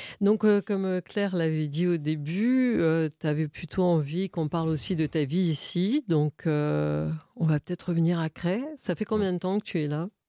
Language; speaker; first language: French; native; French